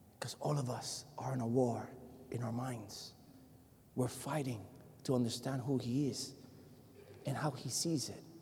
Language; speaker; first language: English; non-native, fluent; Spanish